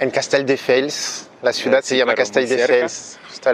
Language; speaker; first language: Spanish; non-native, fluent; French